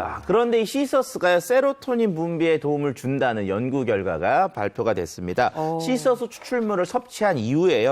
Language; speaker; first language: Korean; native; Korean